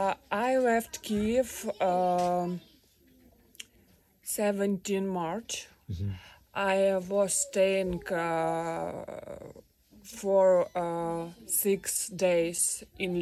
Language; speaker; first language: English; non-native, learner; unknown